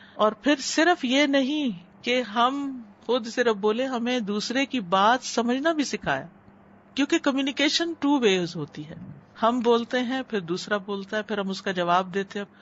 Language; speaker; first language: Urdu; native; Urdu